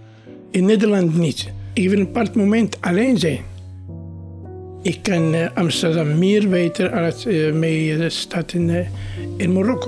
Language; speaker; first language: Dutch; non-native, fluent; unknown